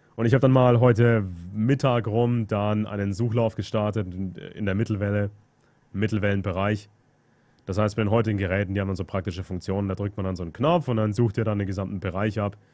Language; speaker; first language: German; native; German